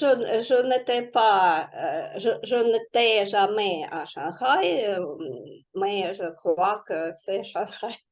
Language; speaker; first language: French; non-native, learner; Russian